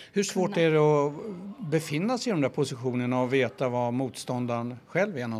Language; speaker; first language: Swedish; native; Swedish